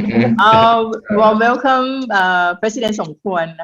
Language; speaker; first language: English; non-native, learner; Thai